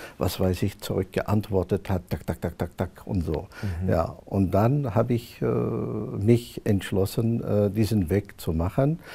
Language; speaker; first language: German; non-native, fluent; Arabic